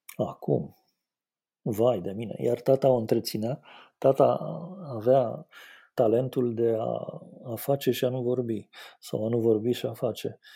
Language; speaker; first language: Romanian; native; Romanian